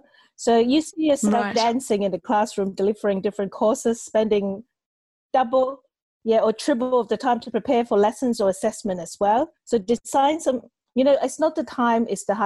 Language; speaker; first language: English; non-native, local second language; Cantonese